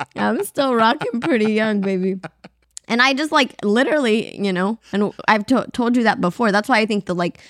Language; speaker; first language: English; non-native, fluent; Amharic